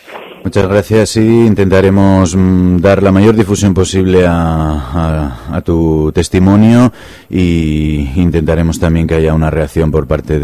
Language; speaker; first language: Spanish; native; Spanish